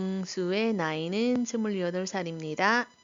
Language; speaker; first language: Korean; non-native, fluent; Iloko